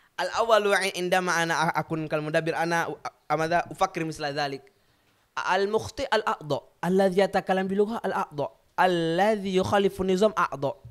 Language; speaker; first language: Arabic; non-native, learner; Indonesian